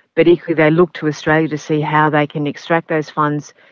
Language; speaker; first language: English; native; English